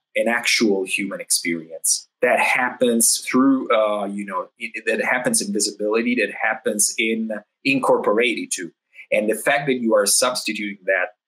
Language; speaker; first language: English; non-native, fluent; Italian